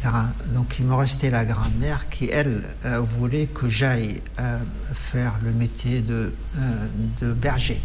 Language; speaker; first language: French; non-native, fluent; Arabic